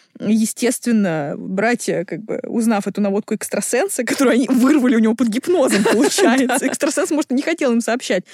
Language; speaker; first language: Russian; native; Russian